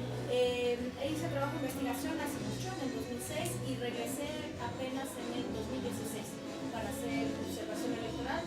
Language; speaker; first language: Spanish; native; Spanish